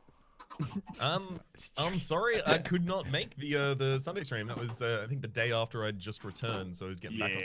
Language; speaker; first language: English; native; English